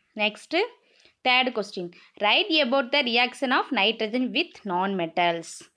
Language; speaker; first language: English; non-native, local second language; Tamil